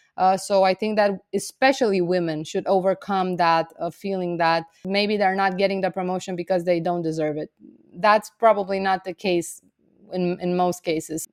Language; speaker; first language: English; non-native, fluent; Romanian